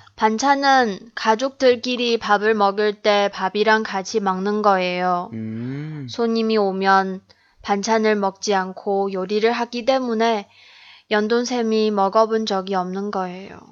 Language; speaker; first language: Korean; non-native, fluent; Chinese